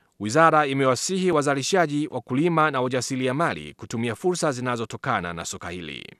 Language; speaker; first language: Swahili; non-native, fluent; Chinese